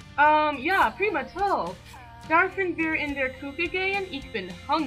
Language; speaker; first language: German; non-native, learner; English